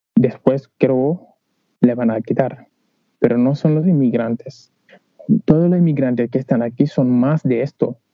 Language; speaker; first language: Spanish; non-native, learner; Wolof